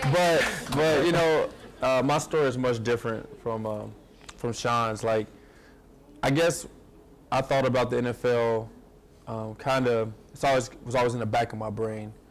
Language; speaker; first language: English; native; English